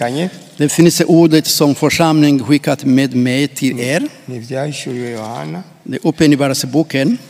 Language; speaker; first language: Swedish; non-native, fluent; Rundi